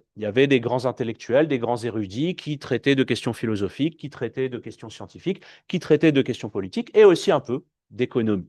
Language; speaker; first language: French; native; French